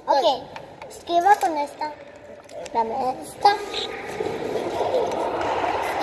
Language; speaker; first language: Spanish; early bilingual, heritage; Spanish